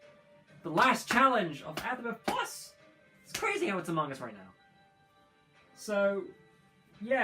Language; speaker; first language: English; native; English